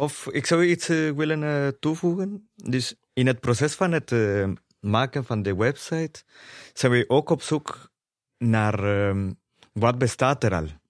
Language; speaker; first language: Dutch; non-native, fluent; Spanish